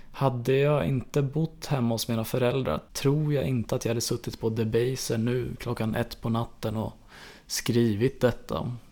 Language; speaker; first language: Swedish; native; Swedish